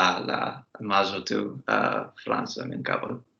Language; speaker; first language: Arabic; non-native, learner; English